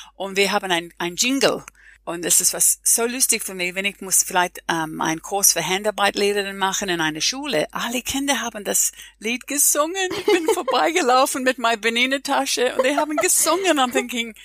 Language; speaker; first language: German; non-native, learner; English